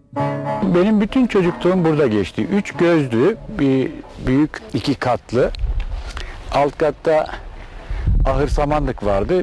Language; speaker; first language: Turkish; native; Turkish